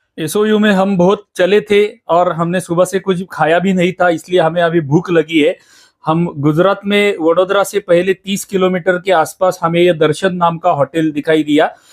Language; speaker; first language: Hindi; non-native, local second language; Marathi